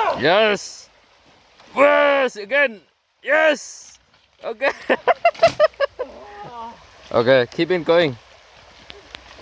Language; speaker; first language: English; non-native, learner; Lao